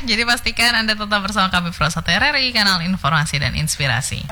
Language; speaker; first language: Indonesian; native; Indonesian